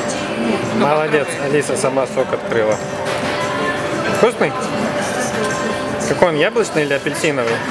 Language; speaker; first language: Russian; native; Russian